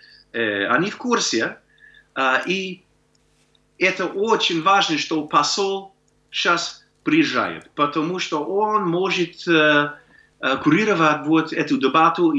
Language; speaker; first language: Russian; non-native, fluent; English